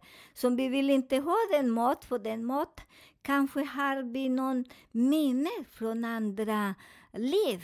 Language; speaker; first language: Swedish; non-native, learner; Spanish